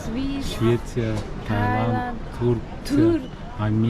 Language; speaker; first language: Russian; non-native, local second language; Kyrgyz